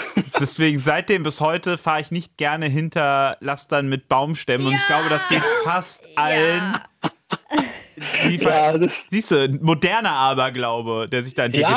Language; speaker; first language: German; native; German